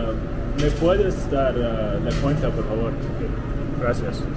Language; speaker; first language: Spanish; non-native, learner; English